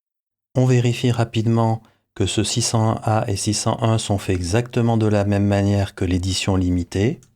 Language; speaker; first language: French; native; French